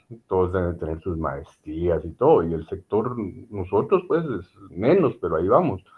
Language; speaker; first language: Spanish; native; Spanish